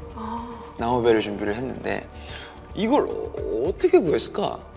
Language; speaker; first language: Korean; native; Korean